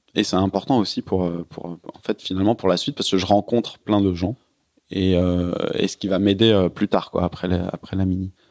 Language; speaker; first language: French; native; French